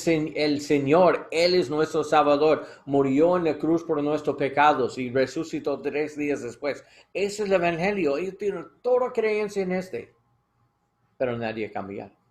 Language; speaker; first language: Spanish; non-native, learner; English